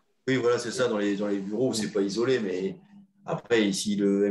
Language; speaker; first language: French; native; French